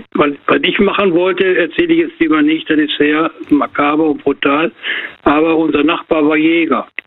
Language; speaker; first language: German; native; German